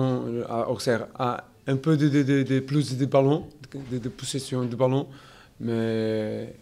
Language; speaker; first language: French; non-native, learner; Portuguese